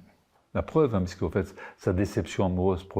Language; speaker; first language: French; native; French